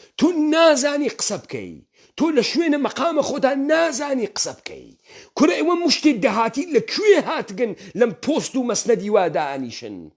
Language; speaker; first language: Central Kurdish; native; Central Kurdish